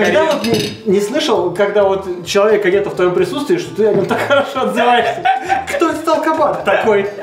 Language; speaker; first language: Russian; native; Russian